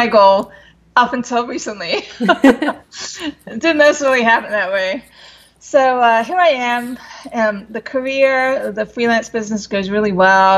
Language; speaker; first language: English; native; English